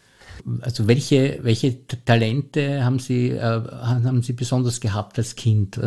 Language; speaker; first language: German; native; German